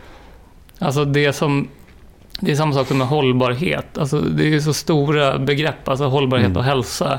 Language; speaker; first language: Swedish; native; Swedish